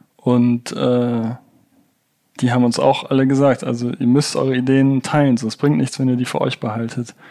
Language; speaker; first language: German; native; German